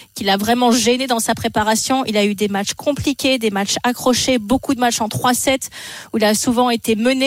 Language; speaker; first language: French; native; French